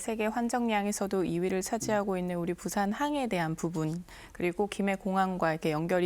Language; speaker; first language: Korean; native; Korean